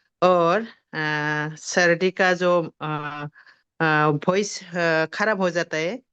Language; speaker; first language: Hindi; non-native, local second language; Assamese